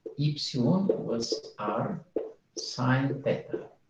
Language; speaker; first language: English; non-native, fluent; Bulgarian